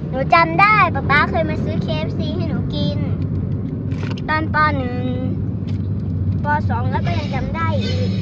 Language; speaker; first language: Thai; native; Thai